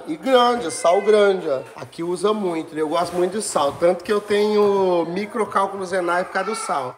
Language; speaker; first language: Portuguese; native; Portuguese